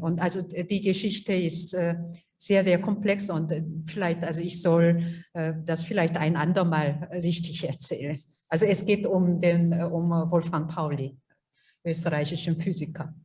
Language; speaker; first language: German; non-native, fluent; Korean